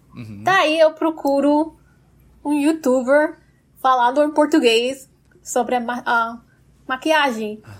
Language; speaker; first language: Portuguese; non-native, fluent; English